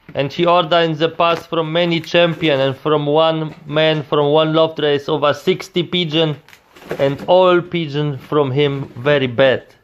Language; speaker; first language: English; non-native, learner; Polish